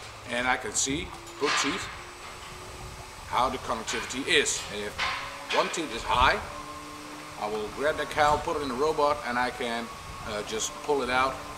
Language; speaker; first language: English; non-native, fluent; Dutch